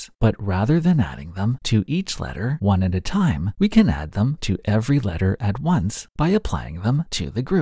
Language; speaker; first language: English; native; English